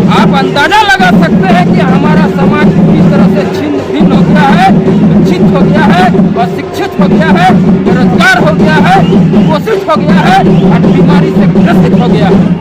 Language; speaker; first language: Hindi; non-native, local second language; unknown